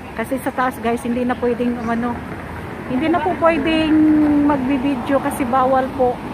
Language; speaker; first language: Filipino; native; Filipino